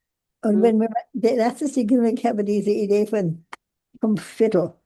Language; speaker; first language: German; non-native, learner; English